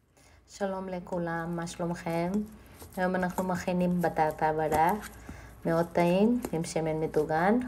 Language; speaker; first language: Hebrew; non-native, fluent; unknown